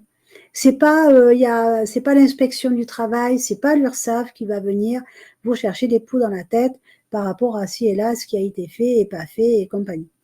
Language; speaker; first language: French; native; French